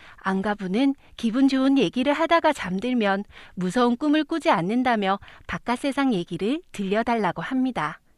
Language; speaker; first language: Korean; native; Korean